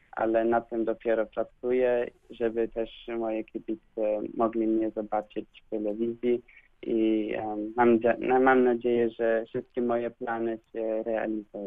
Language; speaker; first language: Polish; early bilingual, heritage; Polish